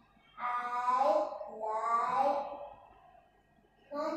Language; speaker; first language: English; non-native, learner; Vietnamese